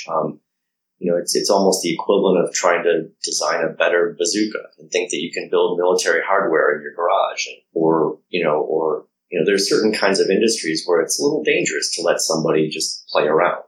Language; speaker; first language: English; native; English